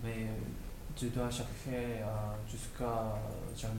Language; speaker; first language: French; non-native, learner; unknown